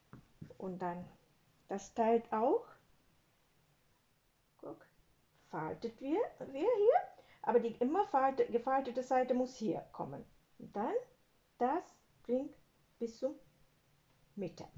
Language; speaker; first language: German; non-native, learner; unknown